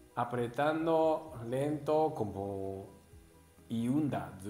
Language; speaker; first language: Spanish; non-native, learner; Japanese